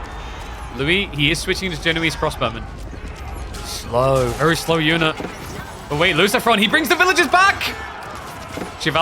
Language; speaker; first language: English; native; English